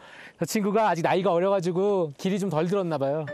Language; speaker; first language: Korean; native; Korean